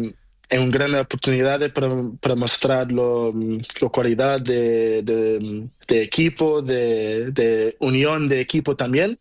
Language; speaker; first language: Spanish; non-native, local second language; Portuguese